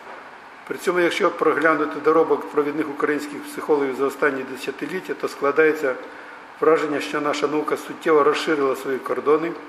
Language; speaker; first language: Ukrainian; native; Ukrainian